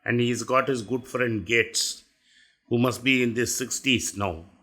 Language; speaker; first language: English; non-native, local second language; Tamil